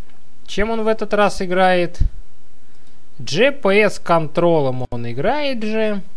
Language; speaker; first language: Russian; native; Russian